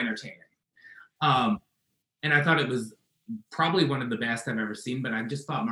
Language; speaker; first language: English; native; English